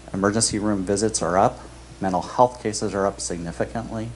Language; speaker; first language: English; native; English